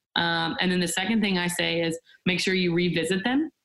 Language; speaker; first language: English; native; English